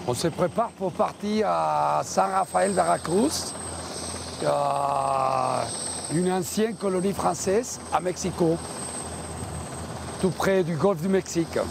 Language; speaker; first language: French; early bilingual, heritage; Spanish